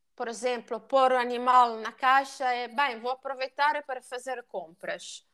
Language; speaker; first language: Portuguese; non-native, fluent; Italian